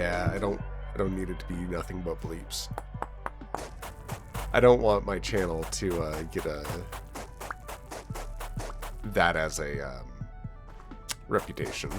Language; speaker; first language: English; native; English